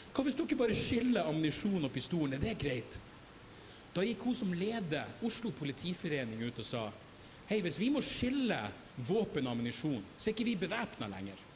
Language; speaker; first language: Norwegian; native; Norwegian